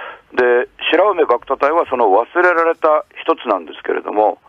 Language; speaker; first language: Japanese; native; Japanese